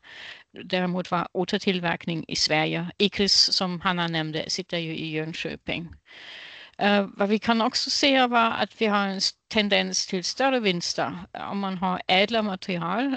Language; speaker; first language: Swedish; non-native, fluent; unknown